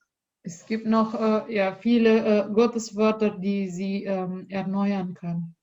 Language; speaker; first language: German; non-native, learner; Indonesian